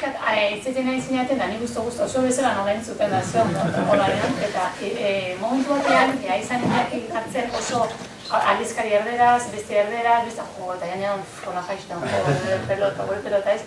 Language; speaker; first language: Basque; native; Basque